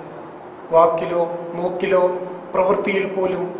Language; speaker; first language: Malayalam; native; Malayalam